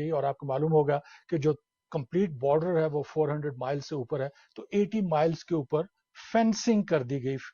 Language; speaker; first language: Urdu; native; Urdu